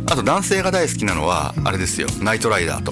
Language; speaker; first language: Japanese; native; Japanese